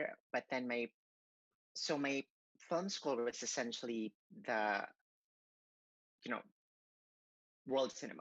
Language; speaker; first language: English; non-native, local second language; Cebuano